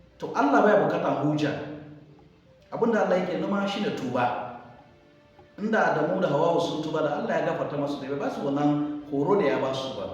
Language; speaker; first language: Hausa; non-native, local second language; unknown